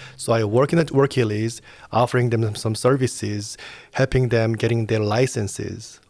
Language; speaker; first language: English; non-native, fluent; Korean